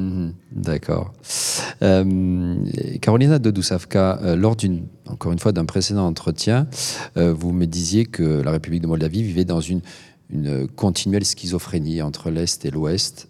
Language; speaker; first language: French; native; French